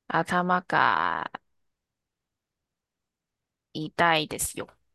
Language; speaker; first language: Japanese; non-native, learner; Chinese